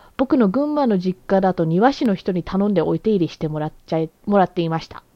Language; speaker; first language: Japanese; early bilingual, other home language; English